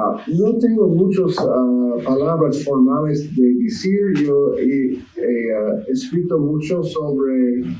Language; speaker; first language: Spanish; non-native, learner; English